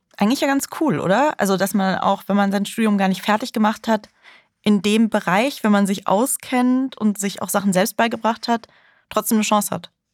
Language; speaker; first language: German; native; German